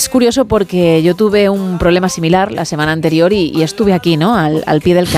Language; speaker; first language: Spanish; native; Spanish